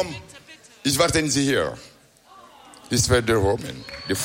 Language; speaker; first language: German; non-native, learner; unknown